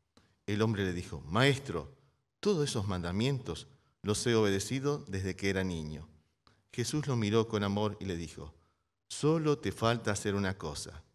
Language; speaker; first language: Spanish; native; Spanish